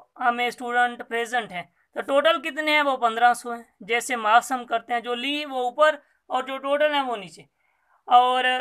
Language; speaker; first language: Urdu; non-native, local second language; Sindhi